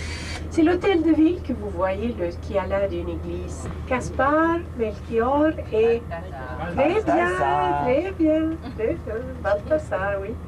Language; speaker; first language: French; non-native, fluent; Swedish